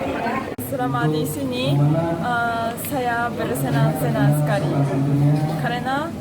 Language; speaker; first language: Indonesian; non-native, learner; Japanese